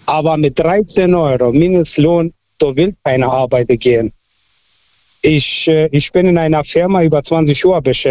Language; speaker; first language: German; non-native, fluent; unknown